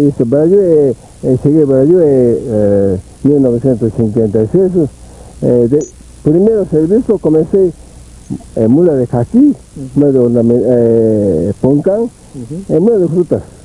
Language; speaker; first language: Portuguese; non-native, learner; Japanese